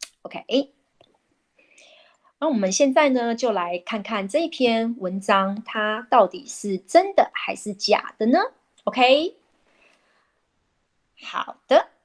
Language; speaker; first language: Chinese; native; Chinese